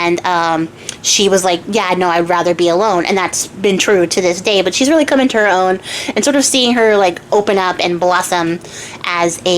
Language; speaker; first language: English; native; English